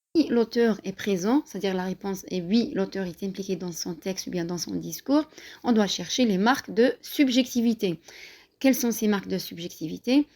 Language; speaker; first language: French; non-native, local second language; Arabic